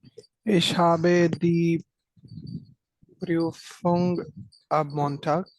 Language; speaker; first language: German; non-native, learner; Malayalam